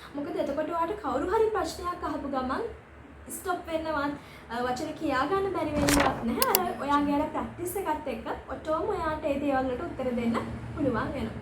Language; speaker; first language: Sinhala; native; Sinhala